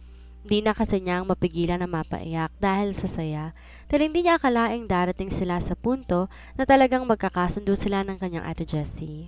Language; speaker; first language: Filipino; native; Filipino